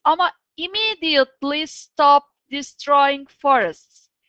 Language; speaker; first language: English; non-native, fluent; Turkish